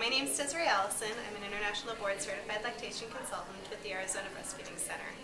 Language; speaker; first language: English; native; English